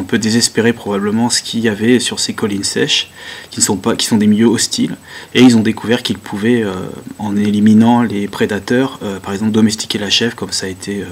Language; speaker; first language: French; native; French